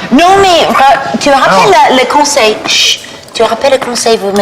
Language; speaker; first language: French; non-native, learner; English